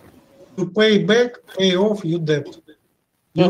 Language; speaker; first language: English; non-native, learner; Russian